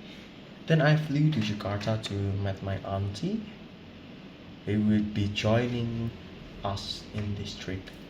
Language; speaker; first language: English; non-native, learner; Indonesian